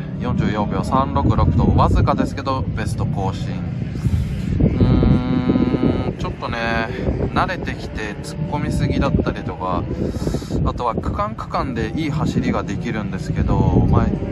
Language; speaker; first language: Japanese; native; Japanese